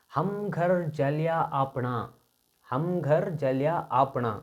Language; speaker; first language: Hindi; non-native, local second language; Kannada